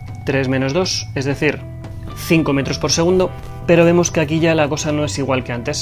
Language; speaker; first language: Spanish; native; Spanish